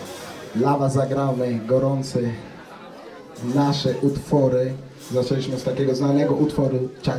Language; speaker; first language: Polish; non-native, fluent; Spanish